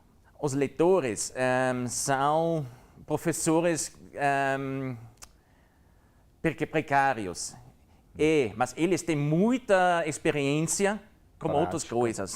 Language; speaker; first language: Portuguese; non-native, learner; German